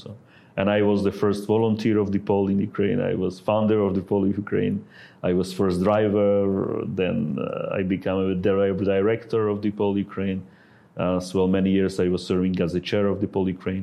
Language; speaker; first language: English; non-native, fluent; Ukrainian